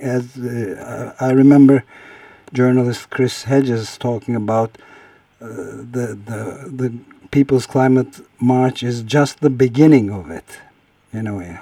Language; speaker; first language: English; non-native, fluent; Turkish